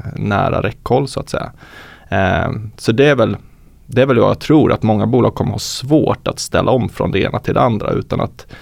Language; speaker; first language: Swedish; native; Swedish